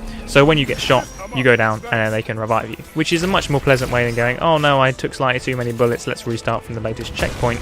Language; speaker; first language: English; native; English